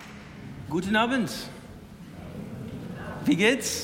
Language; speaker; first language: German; non-native, learner; English